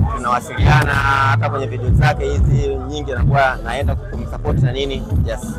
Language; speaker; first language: Swahili; native; Swahili